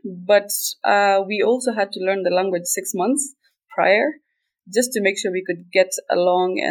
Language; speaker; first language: English; non-native, local second language; Somali